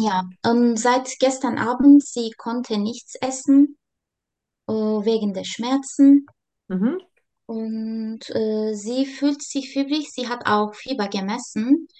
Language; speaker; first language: German; non-native, learner; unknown